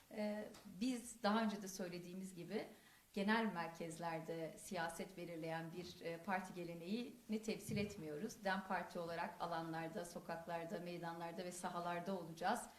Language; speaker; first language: Turkish; non-native, local second language; Kurdish